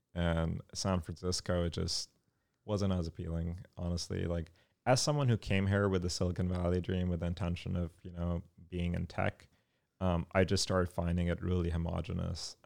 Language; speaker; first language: English; non-native, local second language; Urdu